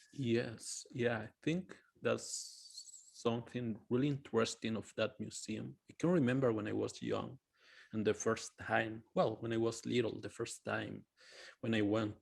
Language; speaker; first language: English; non-native, fluent; Spanish